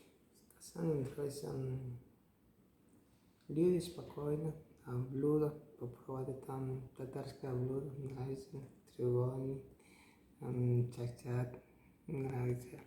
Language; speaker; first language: Russian; non-native, learner; Spanish